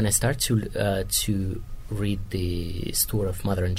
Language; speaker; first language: English; non-native, fluent; Kazakh